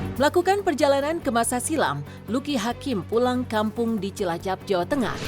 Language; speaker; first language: Indonesian; native; Indonesian